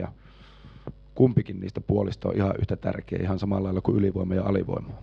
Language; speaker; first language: Finnish; native; Finnish